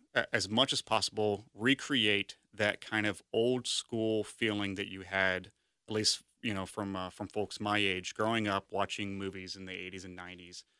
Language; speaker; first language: English; native; English